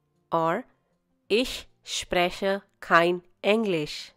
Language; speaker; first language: German; non-native, fluent; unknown